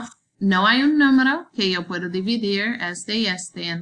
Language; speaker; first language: Spanish; non-native, learner; English